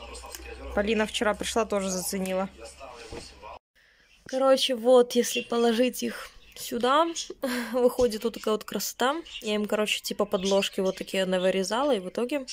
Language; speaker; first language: Russian; native; Russian